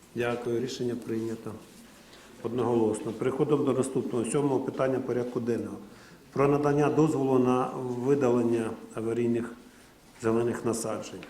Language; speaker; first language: Ukrainian; non-native, local second language; Russian